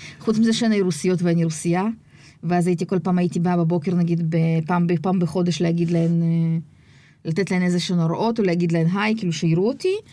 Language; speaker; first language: Hebrew; early bilingual, other home language; Russian